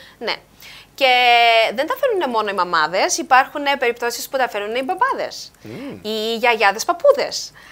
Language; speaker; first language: Greek; native; Greek